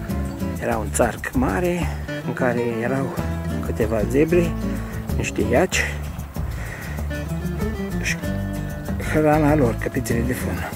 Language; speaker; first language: Romanian; native; Romanian